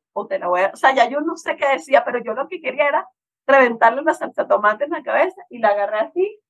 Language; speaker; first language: Spanish; native; Spanish